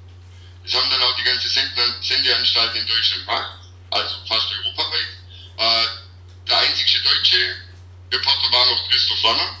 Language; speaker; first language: German; native; German